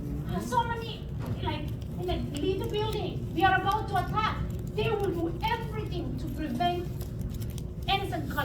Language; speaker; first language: English; non-native, local second language; Hebrew